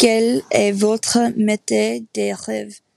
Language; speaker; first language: French; non-native, learner; English